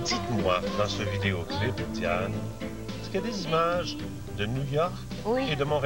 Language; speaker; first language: French; native; French